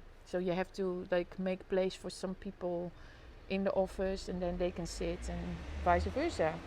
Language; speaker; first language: English; non-native, fluent; Dutch